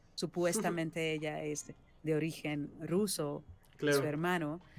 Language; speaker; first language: Spanish; native; Spanish